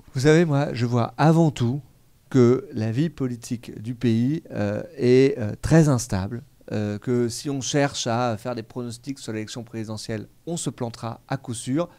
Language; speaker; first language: French; native; French